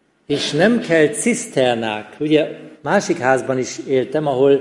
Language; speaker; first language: Hungarian; non-native, fluent; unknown